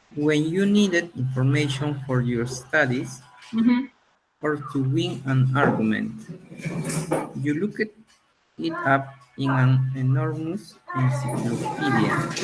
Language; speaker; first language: English; non-native, learner; Spanish